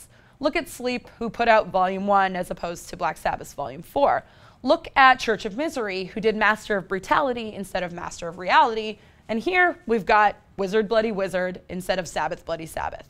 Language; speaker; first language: English; native; English